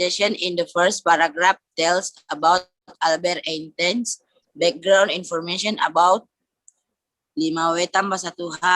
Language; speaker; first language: English; non-native, learner; Indonesian